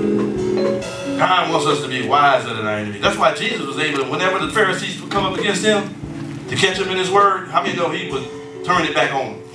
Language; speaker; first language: English; native; English